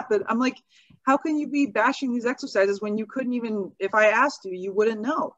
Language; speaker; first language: English; native; English